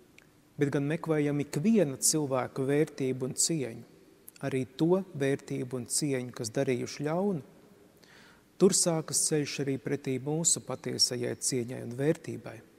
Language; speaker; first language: Latvian; native; Latvian